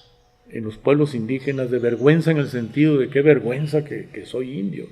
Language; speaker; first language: Spanish; native; Spanish